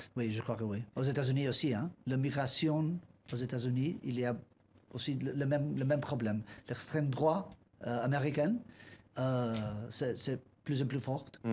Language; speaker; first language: French; non-native, learner; Spanish